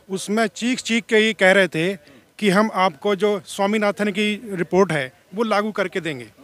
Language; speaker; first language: Hindi; native; Hindi